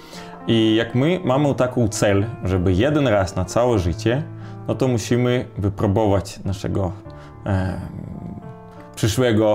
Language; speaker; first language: Polish; non-native, fluent; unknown